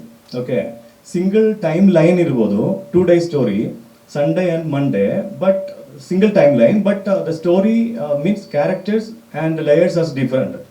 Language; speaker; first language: Kannada; non-native, local second language; Malayalam